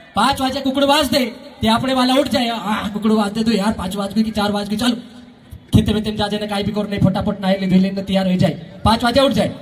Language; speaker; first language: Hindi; non-native, local second language; Bhili